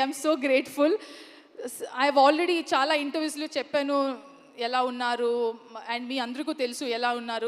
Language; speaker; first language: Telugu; non-native, learner; Kannada